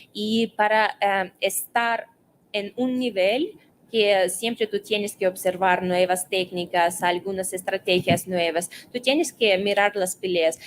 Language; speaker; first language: Spanish; non-native, fluent; Russian